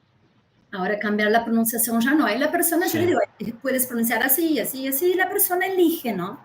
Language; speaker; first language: Spanish; early bilingual, heritage; Spanish